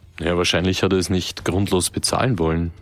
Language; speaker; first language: German; native; German